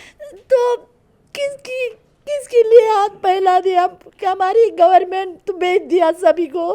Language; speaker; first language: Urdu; non-native, learner; Persian